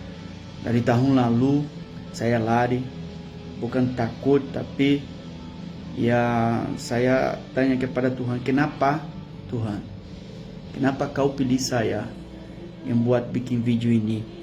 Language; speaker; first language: Indonesian; non-native, learner; Portuguese